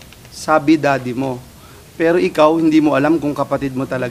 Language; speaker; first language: Filipino; native; Filipino